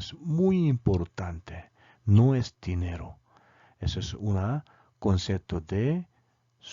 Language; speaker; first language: Spanish; non-native, learner; Korean